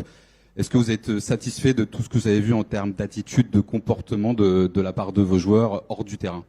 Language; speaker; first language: French; native; French